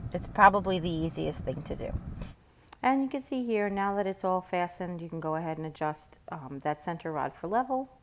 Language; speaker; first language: English; native; English